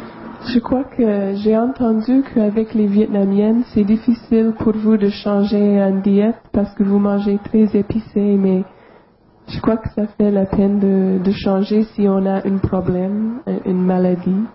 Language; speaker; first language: French; non-native, local second language; English